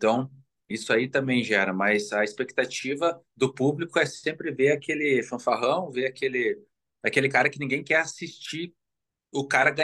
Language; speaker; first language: Portuguese; native; Portuguese